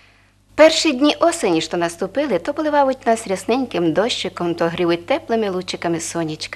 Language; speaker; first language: Ukrainian; native; Ukrainian